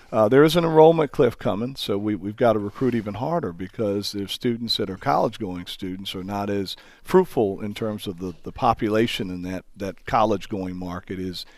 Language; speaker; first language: English; native; English